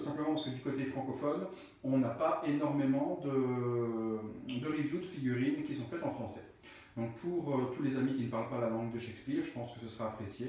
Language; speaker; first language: French; native; French